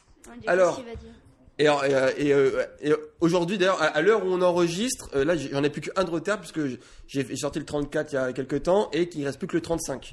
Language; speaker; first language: French; native; French